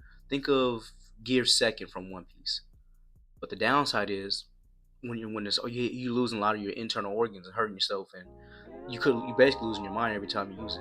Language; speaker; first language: English; native; English